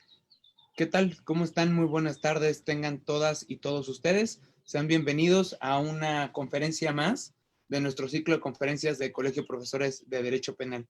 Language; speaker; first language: Spanish; native; Spanish